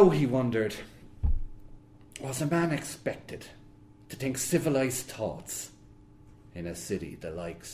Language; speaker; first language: English; native; English